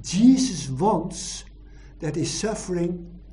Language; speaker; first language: English; non-native, fluent; Dutch